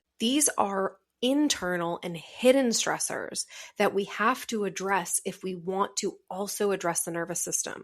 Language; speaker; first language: English; native; English